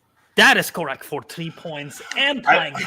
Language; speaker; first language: English; native; English